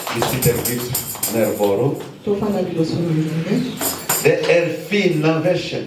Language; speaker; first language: Swedish; non-native, fluent; Lingala